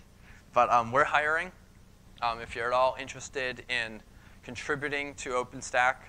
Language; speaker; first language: English; native; English